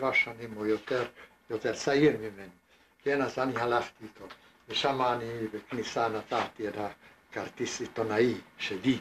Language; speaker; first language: Hebrew; non-native, fluent; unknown